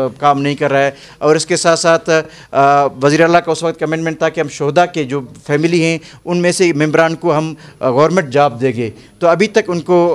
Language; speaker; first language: Urdu; non-native, local second language; Baluchi